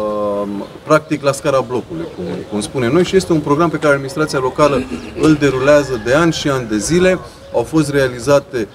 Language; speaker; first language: Romanian; native; Romanian